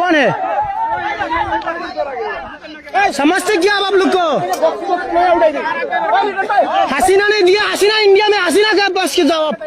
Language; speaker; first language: Hindi; non-native, learner; Bangla